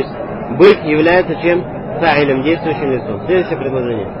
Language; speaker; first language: Russian; native; Russian